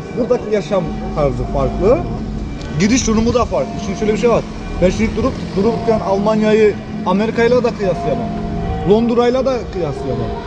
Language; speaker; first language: Turkish; early bilingual, heritage; Turkish